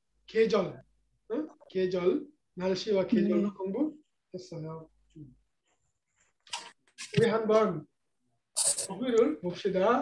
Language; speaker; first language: Korean; non-native, fluent; Bangla